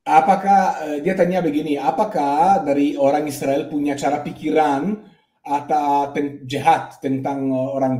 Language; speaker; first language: Indonesian; non-native, fluent; Hebrew